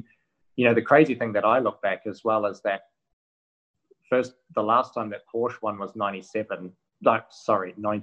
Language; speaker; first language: English; native; English